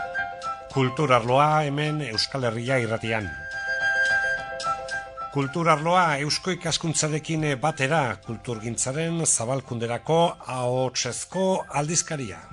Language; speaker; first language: Basque; native; Basque